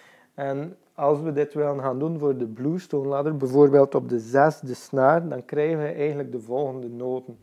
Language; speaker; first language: Dutch; native; Dutch